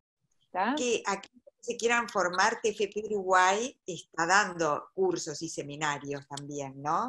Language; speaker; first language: Spanish; native; Spanish